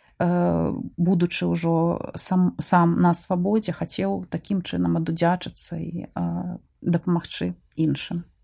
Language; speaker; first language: Belarusian; native; Belarusian